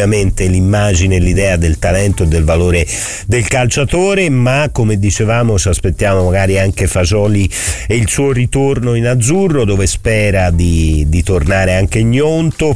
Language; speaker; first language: Italian; native; Italian